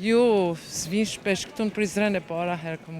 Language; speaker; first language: Albanian; early bilingual, heritage; Albanian